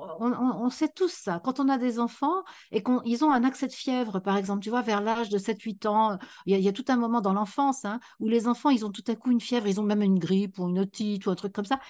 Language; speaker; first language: French; native; French